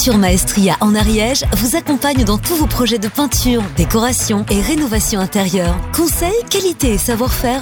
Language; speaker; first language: French; native; French